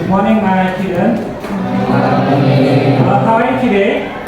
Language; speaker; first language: English; non-native, learner; Indonesian